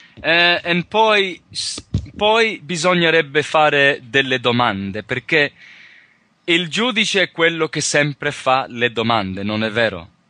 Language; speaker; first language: Italian; early bilingual, heritage; Italian